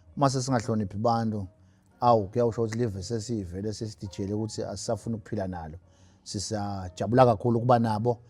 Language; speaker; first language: Zulu; non-native, local second language; Swati